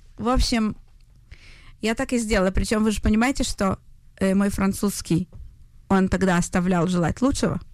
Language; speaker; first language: Russian; native; Russian